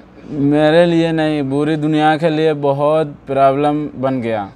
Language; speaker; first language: Hindi; non-native, fluent; Oromo